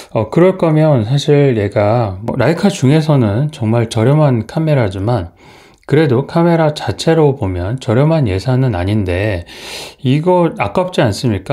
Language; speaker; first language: Korean; native; Korean